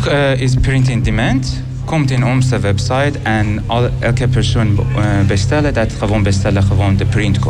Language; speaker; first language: Dutch; non-native, learner; Persian